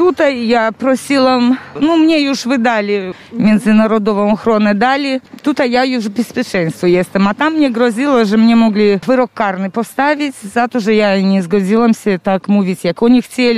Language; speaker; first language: Polish; non-native, learner; Belarusian